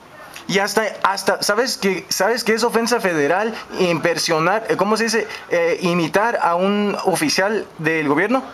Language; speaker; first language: Spanish; native; Spanish